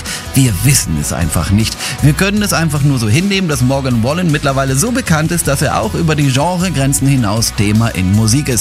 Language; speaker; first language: German; native; German